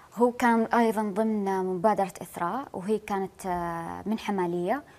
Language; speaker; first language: Arabic; native; Arabic